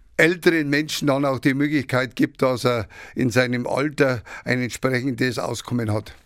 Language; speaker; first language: German; native; German